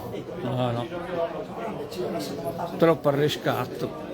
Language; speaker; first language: Italian; native; Italian